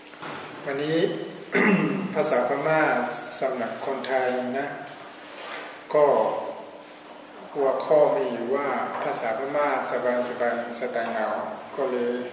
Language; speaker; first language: Thai; non-native, fluent; Burmese